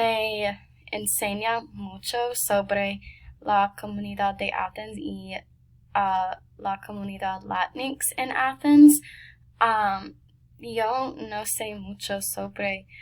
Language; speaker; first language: Spanish; non-native, learner; English